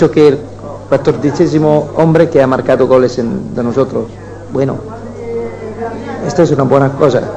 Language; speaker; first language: Spanish; non-native, fluent; Italian